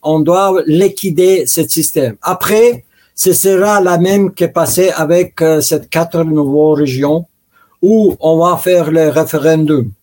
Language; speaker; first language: French; non-native, learner; Russian